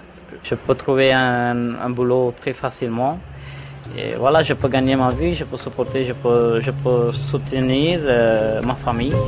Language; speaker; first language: French; non-native, fluent; Tamil